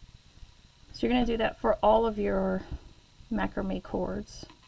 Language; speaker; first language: English; native; English